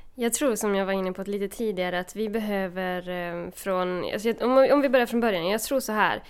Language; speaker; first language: Swedish; native; Swedish